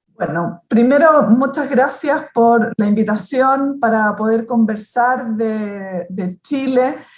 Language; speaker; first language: Spanish; native; Spanish